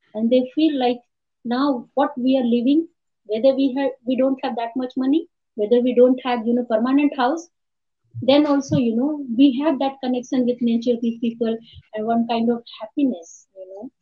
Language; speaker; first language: English; non-native, local second language; Hindi